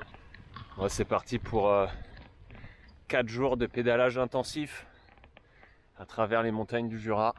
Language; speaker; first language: French; native; French